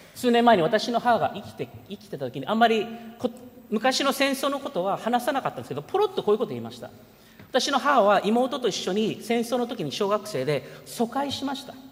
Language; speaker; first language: Japanese; early bilingual, heritage; Japanese